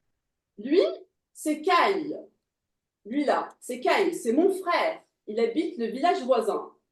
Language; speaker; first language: French; native; French